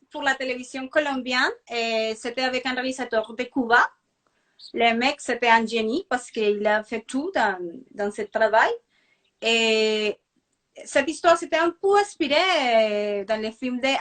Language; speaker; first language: French; non-native, fluent; Spanish